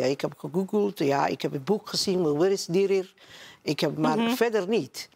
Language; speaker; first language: Dutch; non-native, learner; Somali